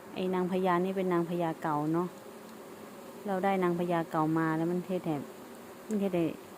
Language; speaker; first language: Thai; native; Thai